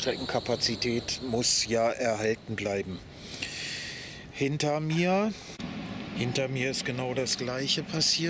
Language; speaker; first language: German; native; German